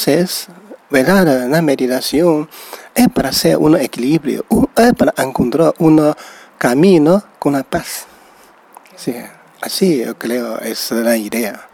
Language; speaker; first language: Spanish; non-native, learner; Chinese